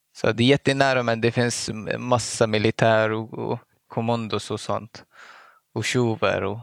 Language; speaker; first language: Swedish; non-native, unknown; Arabic